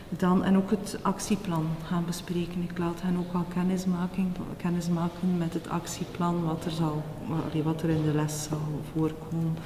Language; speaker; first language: Dutch; native; Dutch